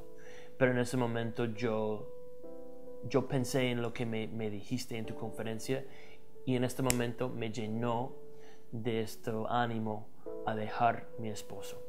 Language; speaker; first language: Spanish; non-native, fluent; English